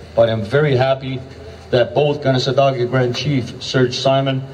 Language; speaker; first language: English; native; English